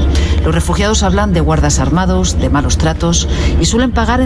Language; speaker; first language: Spanish; native; Spanish